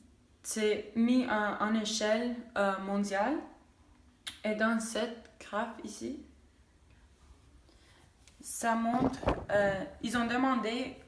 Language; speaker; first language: French; non-native, local second language; English